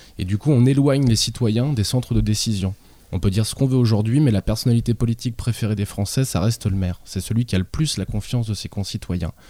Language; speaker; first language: French; native; French